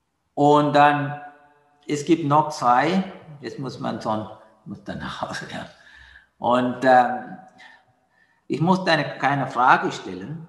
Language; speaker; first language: German; non-native, learner; Sinhala